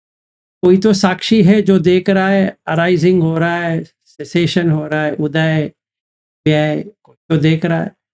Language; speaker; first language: Hindi; native; Hindi